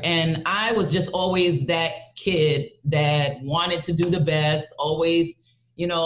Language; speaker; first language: English; native; English